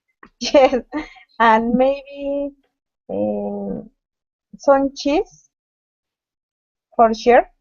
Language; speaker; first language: English; non-native, learner; Spanish